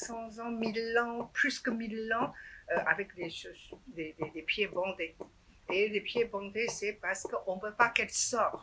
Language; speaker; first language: French; non-native, fluent; Chinese